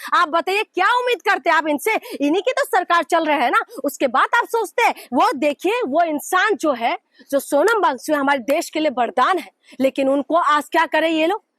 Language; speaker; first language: Hindi; non-native, local second language; Assamese